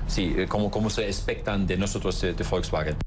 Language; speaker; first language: Spanish; non-native, fluent; German